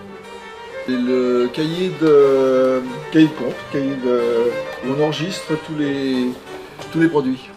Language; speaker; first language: French; native; French